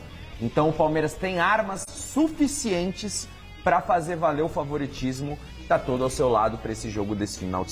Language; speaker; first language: Portuguese; native; Portuguese